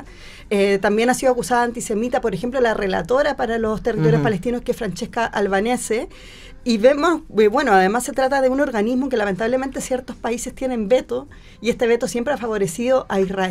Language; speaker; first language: Spanish; native; Spanish